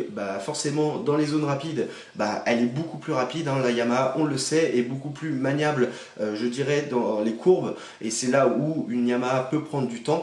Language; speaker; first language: French; native; French